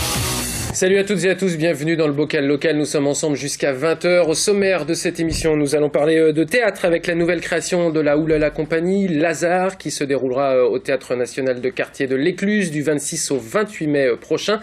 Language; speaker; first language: French; native; French